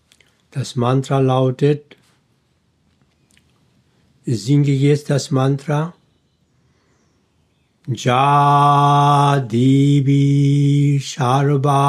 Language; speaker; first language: German; non-native, fluent; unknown